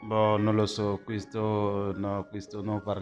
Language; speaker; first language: Italian; non-native, learner; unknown